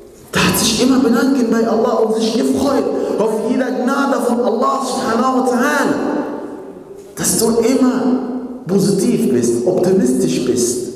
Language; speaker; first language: German; non-native, fluent; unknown